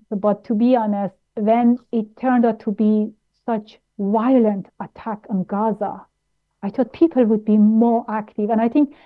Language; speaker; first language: English; non-native, fluent; German